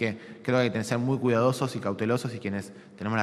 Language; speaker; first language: Spanish; native; Spanish